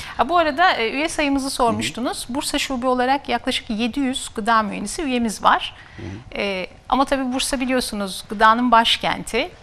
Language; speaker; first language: Turkish; native; Turkish